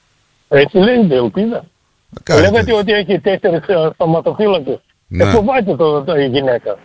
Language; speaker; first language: Greek; early bilingual, heritage; Greek